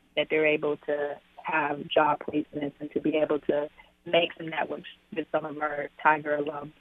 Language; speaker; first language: English; native; English